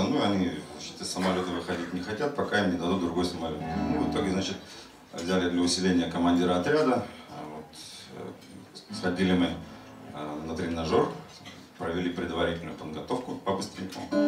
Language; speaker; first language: Russian; native; Russian